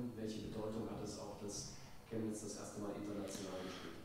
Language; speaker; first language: German; native; German